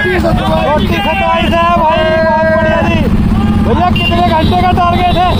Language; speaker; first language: Hindi; native; Hindi